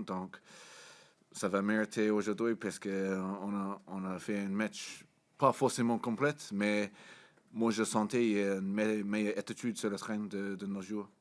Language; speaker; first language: French; non-native, fluent; English